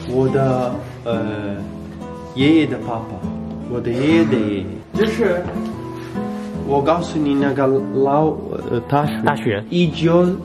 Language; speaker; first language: Chinese; non-native, learner; Arabic